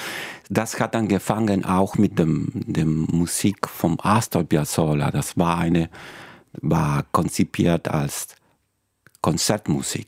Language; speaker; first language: German; non-native, fluent; Spanish